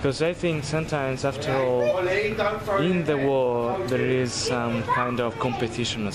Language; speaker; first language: English; non-native, fluent; Italian